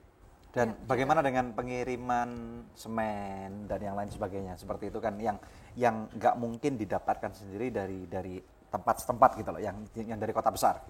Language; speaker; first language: Indonesian; native; Indonesian